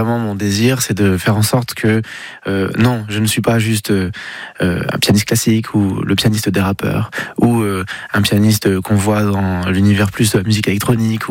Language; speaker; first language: French; native; French